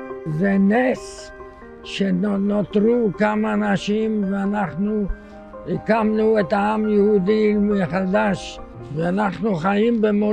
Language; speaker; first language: Hebrew; non-native, fluent; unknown